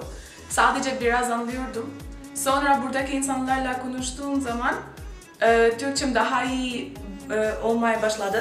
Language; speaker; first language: Turkish; non-native, learner; Albanian